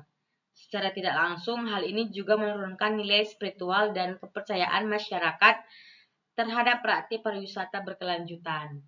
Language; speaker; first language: Indonesian; non-native, local second language; Balinese